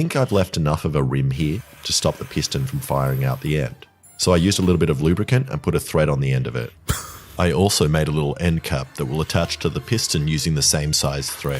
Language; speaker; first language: English; native; English